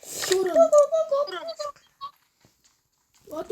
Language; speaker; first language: English; non-native, learner; Mongolian